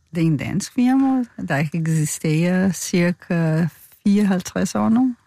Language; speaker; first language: Danish; non-native, fluent; Portuguese